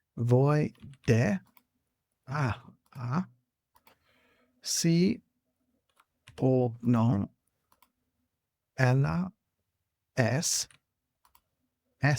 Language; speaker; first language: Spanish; non-native, learner; English